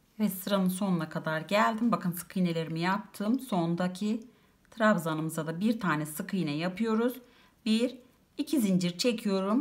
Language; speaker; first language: Turkish; native; Turkish